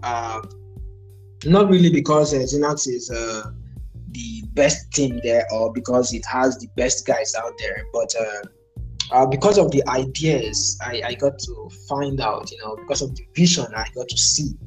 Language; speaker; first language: English; non-native, local second language; Igbo